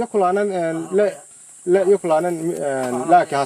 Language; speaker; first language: Finnish; non-native, learner; Somali